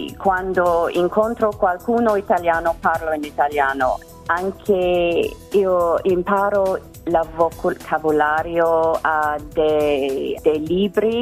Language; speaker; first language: Italian; non-native, learner; English